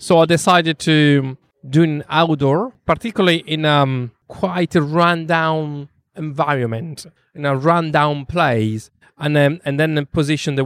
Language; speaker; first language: English; non-native, fluent; Italian